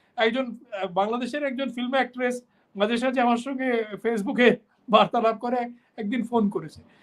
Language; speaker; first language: Bangla; native; Bangla